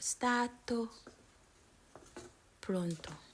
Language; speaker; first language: Italian; non-native, learner; Akan